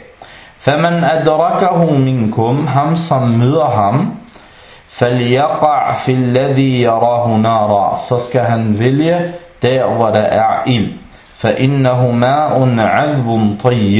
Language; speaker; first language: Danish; early bilingual, other home language; Arabic